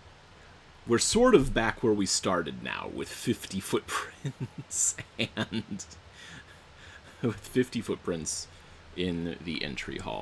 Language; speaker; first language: English; native; English